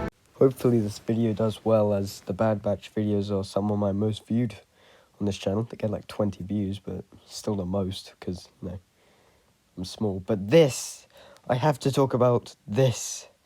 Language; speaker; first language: English; native; English